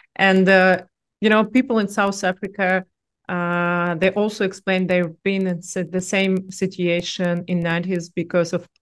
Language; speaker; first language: English; non-native, fluent; Russian